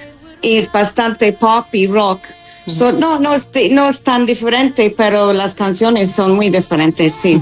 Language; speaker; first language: Spanish; non-native, fluent; English